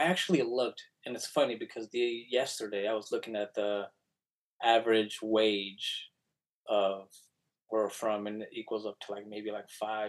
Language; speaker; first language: English; native; English